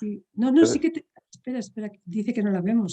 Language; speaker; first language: Spanish; native; Spanish